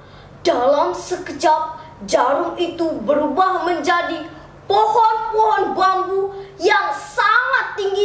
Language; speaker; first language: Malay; non-native, local second language; Balinese